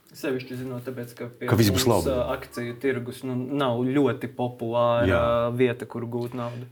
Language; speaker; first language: Latvian; native; Latvian